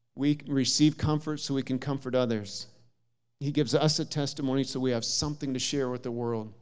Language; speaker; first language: English; native; English